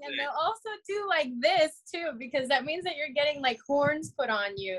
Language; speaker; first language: English; early bilingual, other home language; Spanish